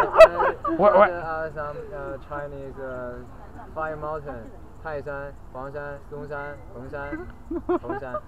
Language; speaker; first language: English; non-native, learner; Chinese